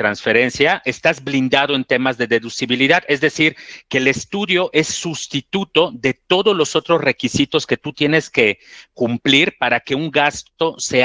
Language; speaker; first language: Spanish; native; Spanish